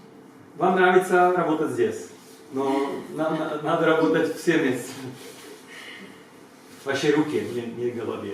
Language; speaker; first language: Russian; non-native, learner; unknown